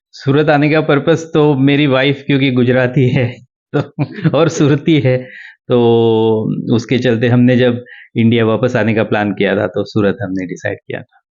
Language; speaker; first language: Hindi; non-native, local second language; Marathi